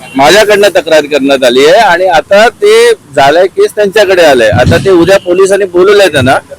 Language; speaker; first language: Marathi; native; Marathi